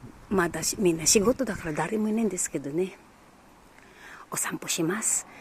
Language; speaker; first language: Japanese; non-native, fluent; Filipino